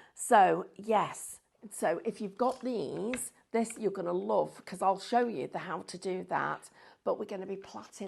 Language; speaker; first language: English; native; English